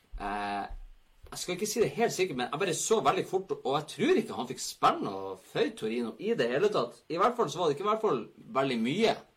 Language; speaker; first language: Norwegian; native; Norwegian